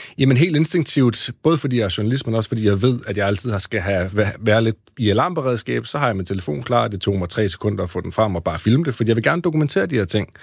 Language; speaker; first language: Danish; early bilingual, other home language; Hebrew